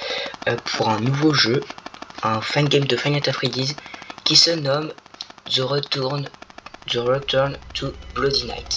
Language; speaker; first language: French; native; French